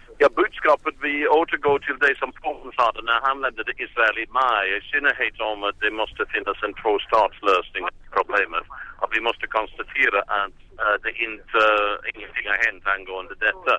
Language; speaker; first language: Swedish; non-native, fluent; English